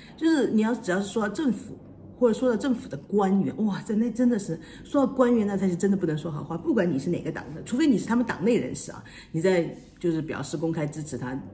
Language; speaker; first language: Chinese; native; Chinese